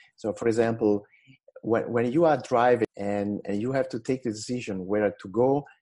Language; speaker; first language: English; non-native, fluent; Italian